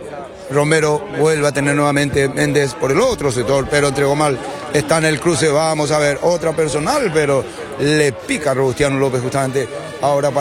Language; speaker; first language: Spanish; native; Spanish